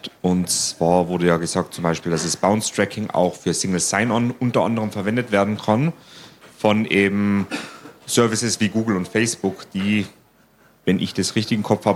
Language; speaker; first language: German; native; German